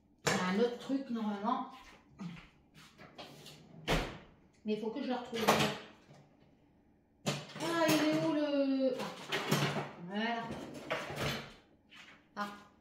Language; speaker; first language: French; native; French